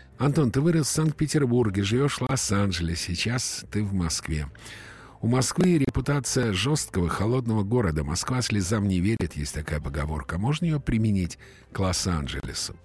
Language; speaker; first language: Russian; native; Russian